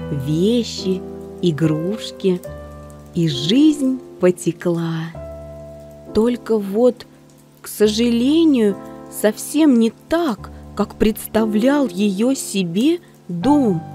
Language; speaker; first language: Russian; native; Russian